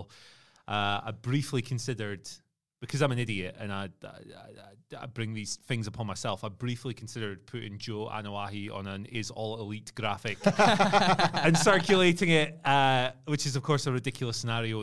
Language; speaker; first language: English; native; English